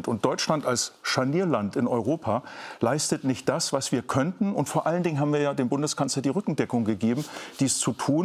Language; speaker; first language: German; native; German